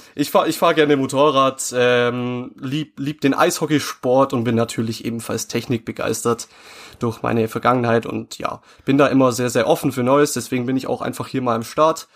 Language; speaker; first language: German; native; German